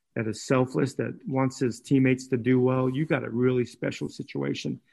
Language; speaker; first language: English; native; English